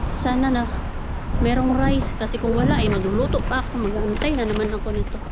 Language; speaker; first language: Filipino; native; Filipino